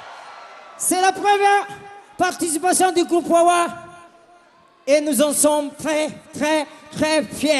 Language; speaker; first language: French; non-native, local second language; Malagasy